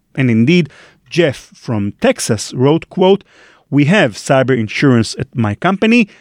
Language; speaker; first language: English; non-native, fluent; Hebrew